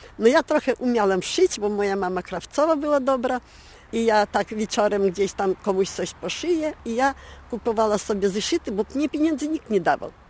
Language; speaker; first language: Polish; early bilingual, heritage; Polish